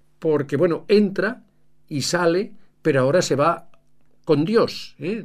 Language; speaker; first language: Spanish; native; Spanish